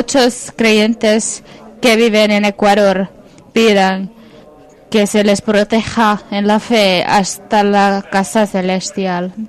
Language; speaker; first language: Spanish; non-native, fluent; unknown